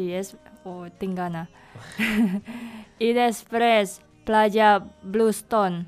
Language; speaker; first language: Catalan; non-native, learner; Indonesian